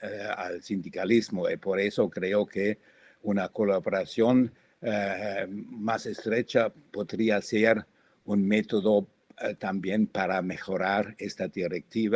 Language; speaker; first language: Spanish; non-native, fluent; German